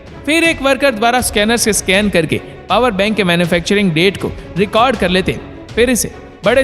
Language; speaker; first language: Hindi; native; Hindi